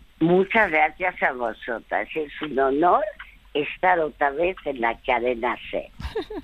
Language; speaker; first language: Spanish; early bilingual, other home language; French